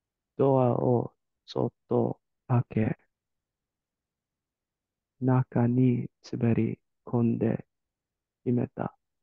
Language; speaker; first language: Japanese; non-native, learner; English